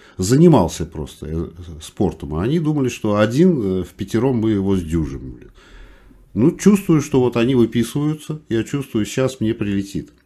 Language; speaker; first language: Russian; non-native, local second language; Uzbek